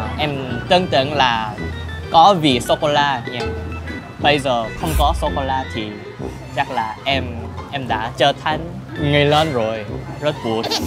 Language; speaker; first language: Vietnamese; early bilingual, other home language; Korean